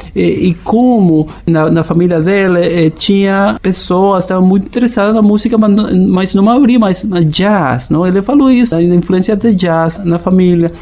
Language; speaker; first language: Portuguese; non-native, fluent; Spanish